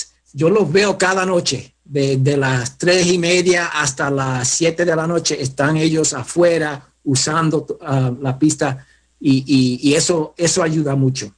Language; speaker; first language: Spanish; early bilingual, heritage; Spanish